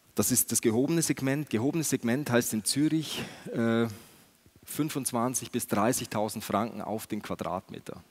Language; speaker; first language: German; native; German